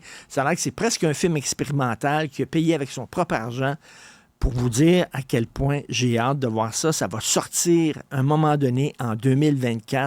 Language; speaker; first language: French; native; French